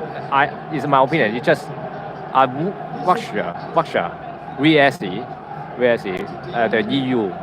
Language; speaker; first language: English; non-native, learner; Cantonese